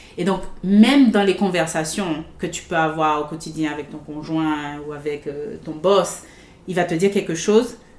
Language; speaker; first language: French; native; French